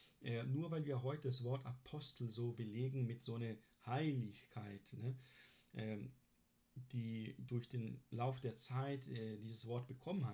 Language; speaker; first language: German; non-native, fluent; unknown